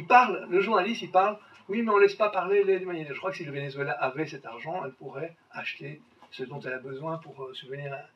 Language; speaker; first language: French; native; French